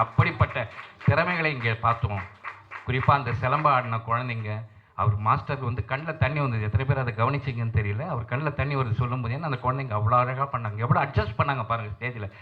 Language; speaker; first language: Tamil; non-native, local second language; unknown